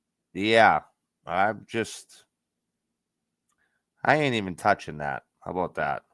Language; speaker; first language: English; native; English